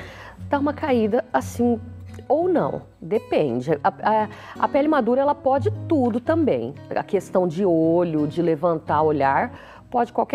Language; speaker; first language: Portuguese; native; Portuguese